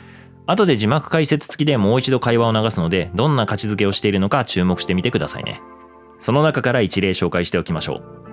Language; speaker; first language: Japanese; native; Japanese